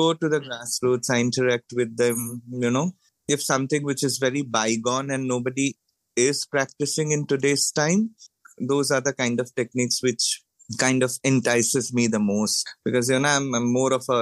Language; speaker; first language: English; non-native, local second language; Bangla